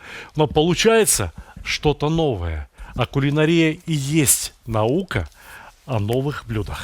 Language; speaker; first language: Russian; native; Russian